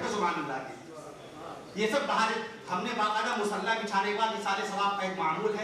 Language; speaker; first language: Urdu; native; Urdu